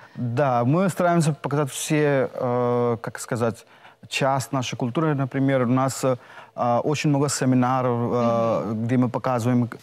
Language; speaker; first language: Russian; non-native, fluent; Hindi